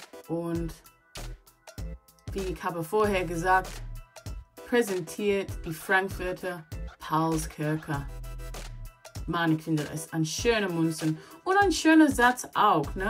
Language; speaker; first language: German; non-native, learner; English